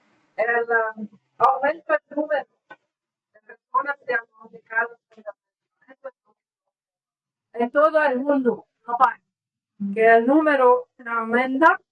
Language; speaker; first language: Spanish; non-native, learner; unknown